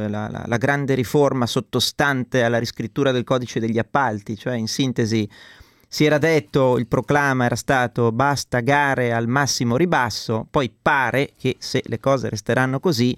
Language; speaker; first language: Italian; native; Italian